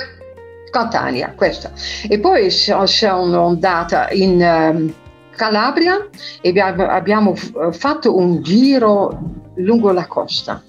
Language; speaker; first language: Italian; non-native, fluent; Dutch